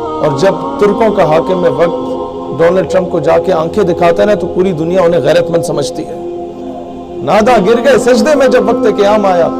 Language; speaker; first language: Urdu; non-native, local second language; Punjabi